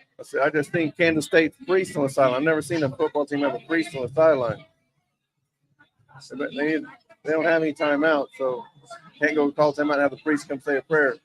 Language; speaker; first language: English; native; English